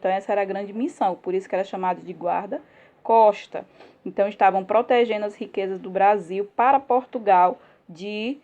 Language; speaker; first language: Portuguese; native; Portuguese